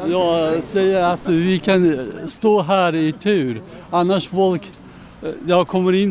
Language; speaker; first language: Swedish; non-native, learner; Persian